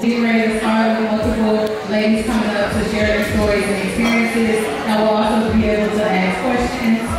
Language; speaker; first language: English; native; English